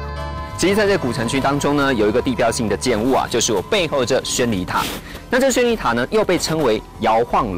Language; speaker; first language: Chinese; native; Chinese